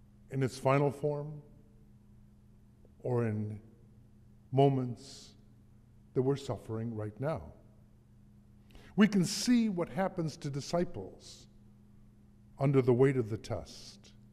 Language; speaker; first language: English; native; English